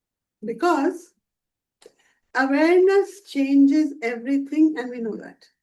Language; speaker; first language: English; non-native, local second language; Hindi